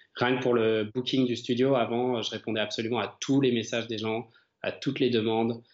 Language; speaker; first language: French; native; French